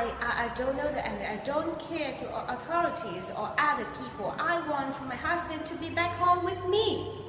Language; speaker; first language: English; non-native, learner; Vietnamese